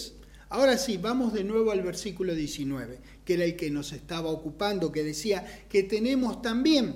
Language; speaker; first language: Spanish; native; Spanish